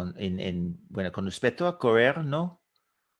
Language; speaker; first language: Spanish; non-native, fluent; English